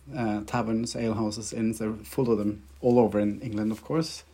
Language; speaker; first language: English; non-native, fluent; Norwegian